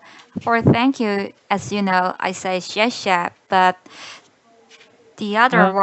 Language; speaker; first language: English; non-native, learner; Korean